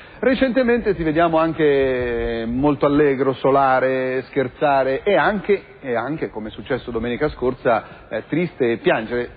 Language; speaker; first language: Italian; native; Italian